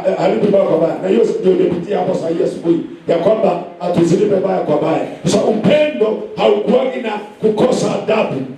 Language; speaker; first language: Swahili; non-native, local second language; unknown